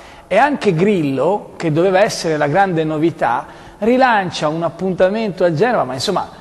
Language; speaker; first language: Italian; native; Italian